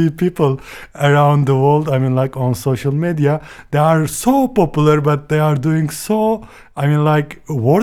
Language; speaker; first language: English; non-native, fluent; Turkish